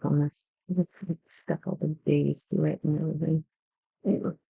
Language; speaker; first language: English; native; English